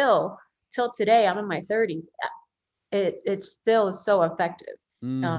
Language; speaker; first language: English; early bilingual, other home language; Korean